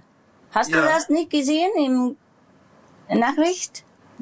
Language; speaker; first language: German; non-native, learner; Vietnamese